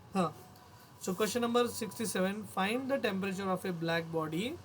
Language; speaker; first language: Hindi; non-native, local second language; Marathi